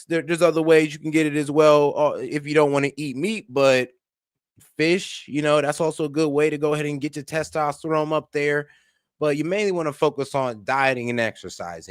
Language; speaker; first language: English; native; English